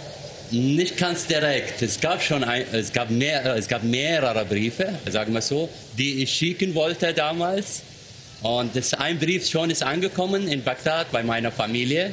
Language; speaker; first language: German; non-native, fluent; Arabic